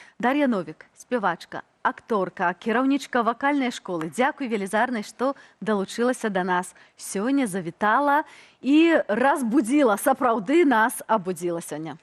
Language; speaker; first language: Belarusian; native; Belarusian